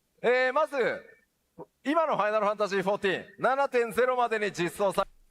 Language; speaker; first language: Japanese; native; Japanese